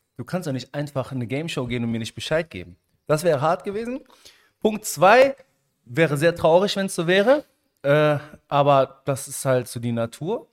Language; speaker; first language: German; early bilingual, other home language; Arabic